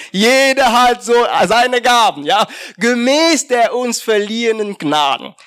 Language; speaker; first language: German; non-native, fluent; French